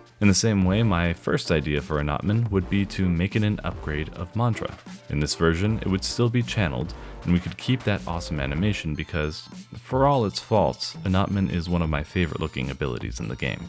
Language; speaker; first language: English; native; English